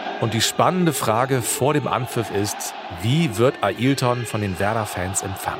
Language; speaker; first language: German; native; German